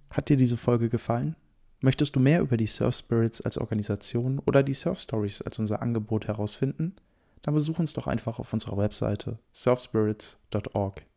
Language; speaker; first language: German; native; German